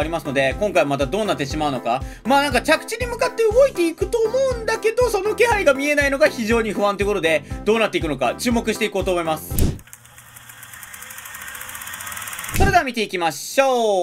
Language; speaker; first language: Japanese; native; Japanese